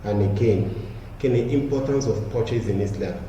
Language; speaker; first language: English; non-native, local second language; Yoruba